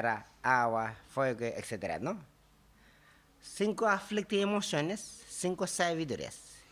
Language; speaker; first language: Spanish; non-native, learner; Tibetan